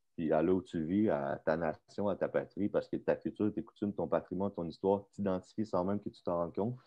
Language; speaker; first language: French; native; French